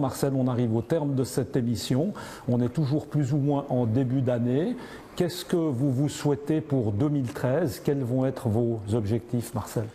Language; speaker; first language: French; native; French